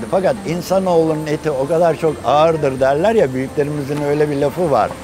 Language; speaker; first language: Turkish; native; Turkish